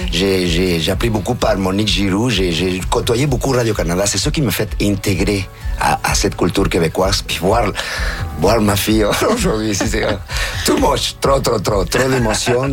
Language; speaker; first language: French; non-native, fluent; Spanish